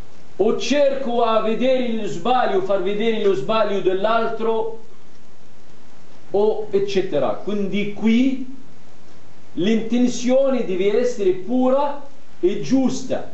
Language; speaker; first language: Italian; non-native, fluent; Arabic